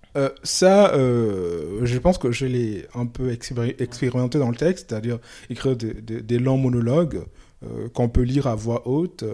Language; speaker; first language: French; non-native, local second language; Soninke